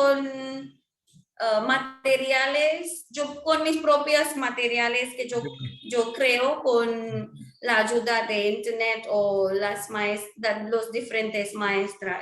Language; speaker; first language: Spanish; non-native, fluent; Marwari